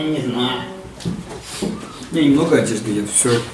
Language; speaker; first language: Russian; native; Russian